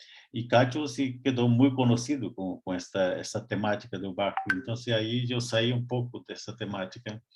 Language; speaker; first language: Spanish; non-native, fluent; Portuguese